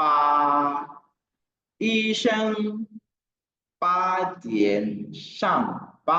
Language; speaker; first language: Chinese; non-native, fluent; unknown